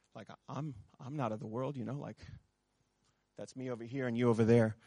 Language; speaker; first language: English; native; English